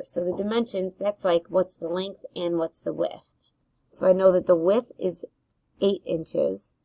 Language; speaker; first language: English; native; English